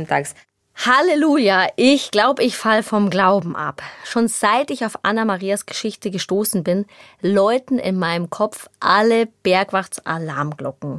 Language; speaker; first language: German; native; German